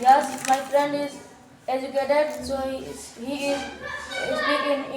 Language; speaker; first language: English; non-native, learner; Hindi